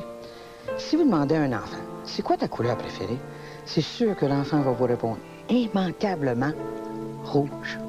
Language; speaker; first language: French; native; French